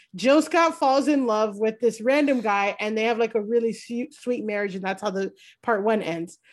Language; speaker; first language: English; native; English